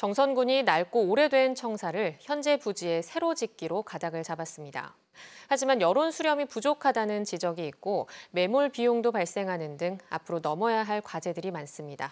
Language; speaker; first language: Korean; native; Korean